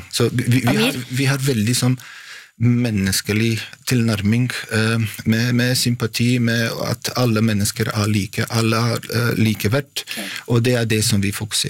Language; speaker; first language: Norwegian; non-native, fluent; Bosnian